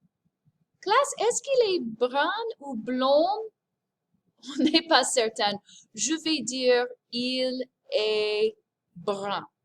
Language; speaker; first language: French; non-native, fluent; English